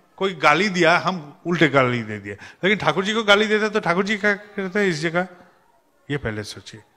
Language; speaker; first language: Hindi; non-native, local second language; Bangla